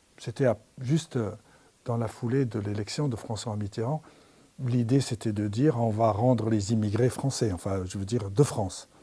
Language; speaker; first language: French; non-native, local second language; Arabic